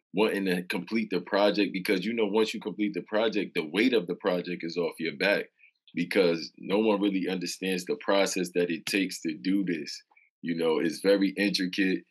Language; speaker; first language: English; native; English